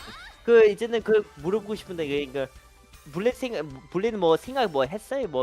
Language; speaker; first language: Korean; early bilingual, heritage; Korean